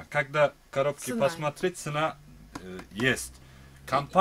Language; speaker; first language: Russian; non-native, learner; Turkish